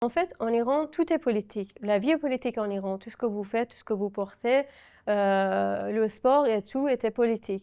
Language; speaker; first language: French; non-native, fluent; Persian